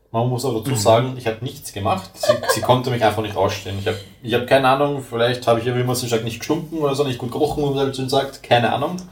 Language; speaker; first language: German; native; German